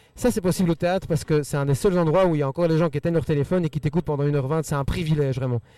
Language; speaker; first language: French; early bilingual, other home language; Spanish